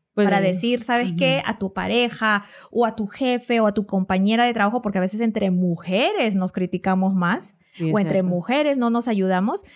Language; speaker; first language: Spanish; native; Spanish